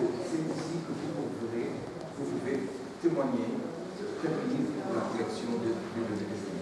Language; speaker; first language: French; non-native, fluent; Portuguese